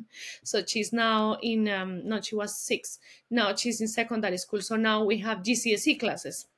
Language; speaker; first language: English; non-native, fluent; Spanish